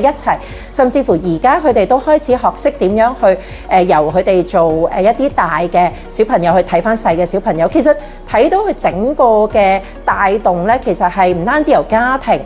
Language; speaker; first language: Cantonese; native; Cantonese